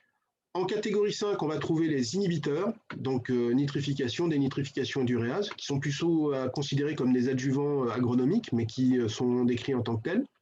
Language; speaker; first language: French; native; French